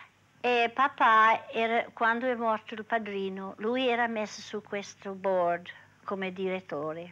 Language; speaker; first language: Italian; early bilingual, heritage; English